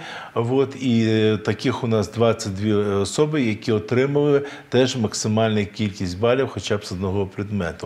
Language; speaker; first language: Ukrainian; native; Ukrainian